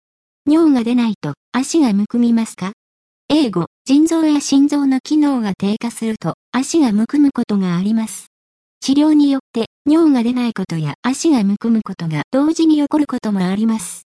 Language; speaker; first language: Japanese; native; Japanese